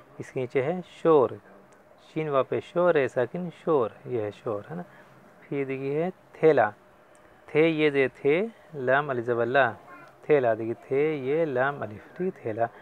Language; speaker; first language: Hindi; native; Hindi